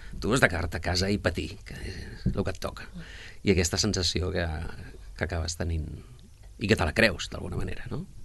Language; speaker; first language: Catalan; early bilingual, other home language; Spanish